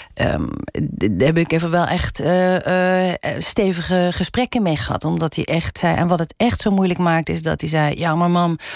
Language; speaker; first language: Dutch; non-native, local second language; Limburgish